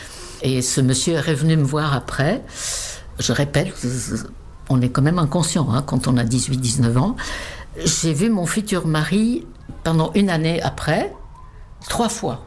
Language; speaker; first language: French; non-native, fluent; Czech